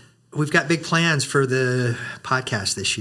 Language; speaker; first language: English; native; English